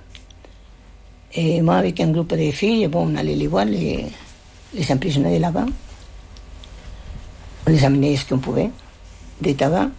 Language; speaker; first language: French; non-native, fluent; Spanish